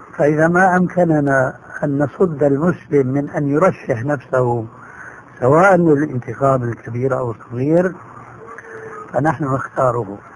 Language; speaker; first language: Arabic; early bilingual, other home language; Albanian